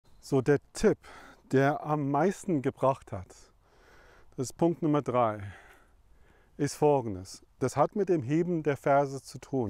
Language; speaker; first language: German; non-native, fluent; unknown